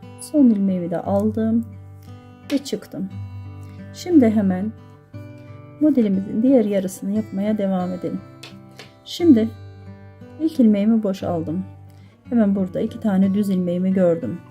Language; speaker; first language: Turkish; native; Turkish